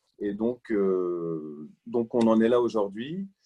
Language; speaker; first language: French; native; French